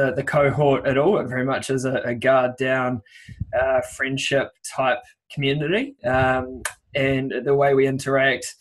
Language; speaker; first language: English; native; English